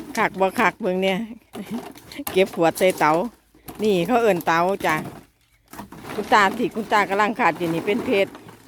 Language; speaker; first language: Thai; native; Thai